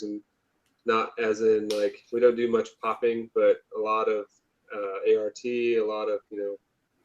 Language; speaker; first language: English; native; English